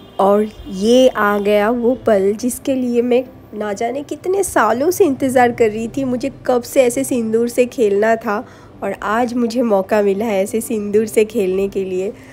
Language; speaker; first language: Hindi; non-native, local second language; Bangla